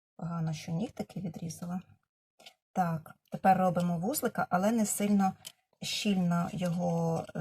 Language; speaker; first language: Ukrainian; non-native, local second language; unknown